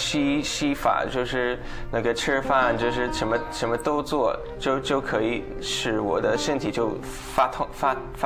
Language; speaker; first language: Chinese; non-native, fluent; English